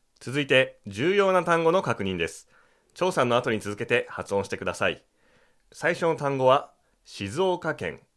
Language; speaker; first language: Japanese; native; Japanese